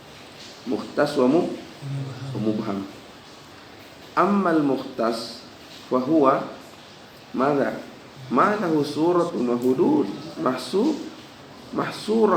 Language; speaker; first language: Arabic; non-native, fluent; Indonesian